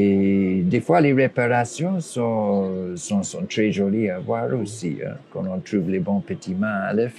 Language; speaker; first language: French; non-native, fluent; English